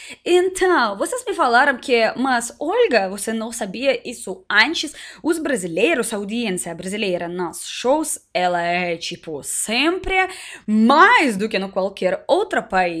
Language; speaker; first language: Portuguese; non-native, learner; Russian